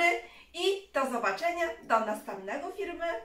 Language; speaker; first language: Polish; non-native, learner; Chinese